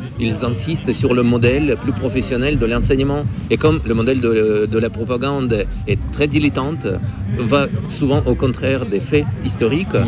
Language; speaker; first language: French; non-native, fluent; Russian